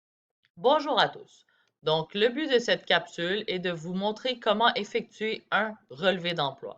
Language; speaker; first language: French; native; French